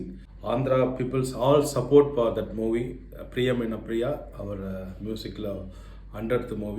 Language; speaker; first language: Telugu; non-native, learner; Tamil